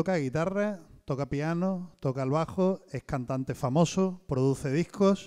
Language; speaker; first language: Spanish; native; Spanish